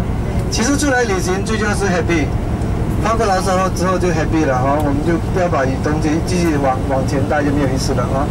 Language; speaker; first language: Chinese; native; Chinese